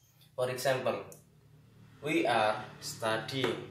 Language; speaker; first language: English; non-native, learner; Indonesian